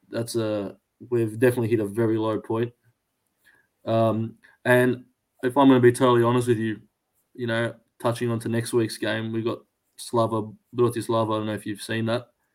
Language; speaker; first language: English; early bilingual, other home language; Greek